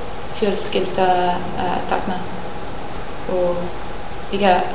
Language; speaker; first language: Icelandic; non-native, learner; English